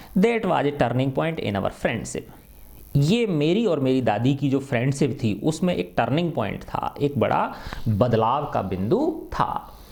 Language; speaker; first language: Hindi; native; Hindi